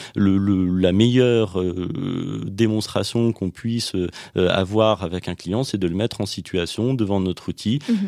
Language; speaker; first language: French; native; French